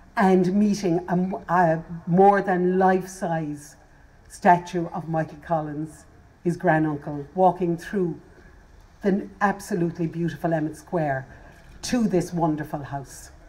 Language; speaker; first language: English; native; English